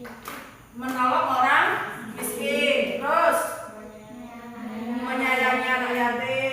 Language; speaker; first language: Indonesian; native; Indonesian